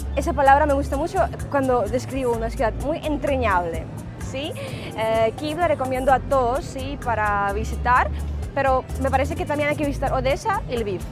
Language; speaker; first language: Spanish; early bilingual, other home language; Ukrainian